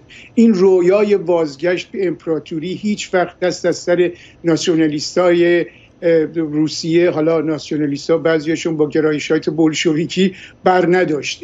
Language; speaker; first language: Persian; native; Persian